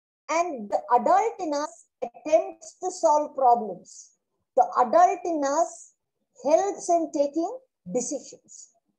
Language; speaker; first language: English; non-native, local second language; Kannada